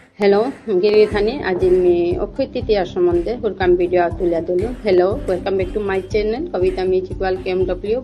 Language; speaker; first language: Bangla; non-native, local second language; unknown